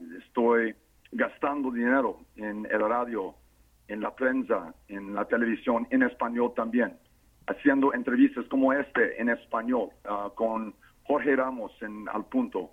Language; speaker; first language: Spanish; non-native, fluent; English